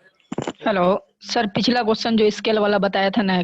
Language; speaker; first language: Hindi; native; Hindi